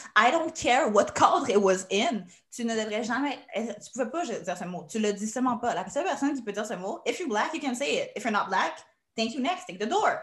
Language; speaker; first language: French; native; French